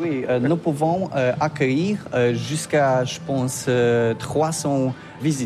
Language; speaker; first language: French; non-native, learner; Polish